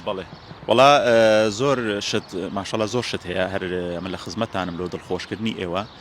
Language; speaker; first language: Central Kurdish; native; Central Kurdish